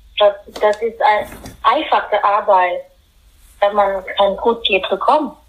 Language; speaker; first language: German; non-native, learner; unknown